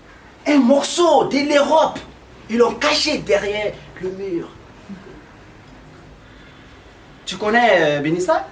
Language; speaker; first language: French; non-native, local second language; Bambara